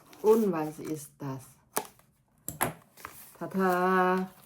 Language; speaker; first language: German; non-native, learner; Thai